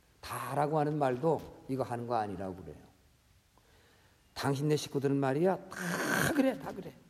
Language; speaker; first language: Korean; native; Korean